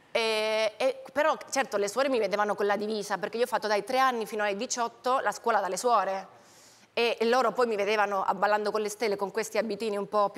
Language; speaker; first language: Italian; non-native, fluent; Spanish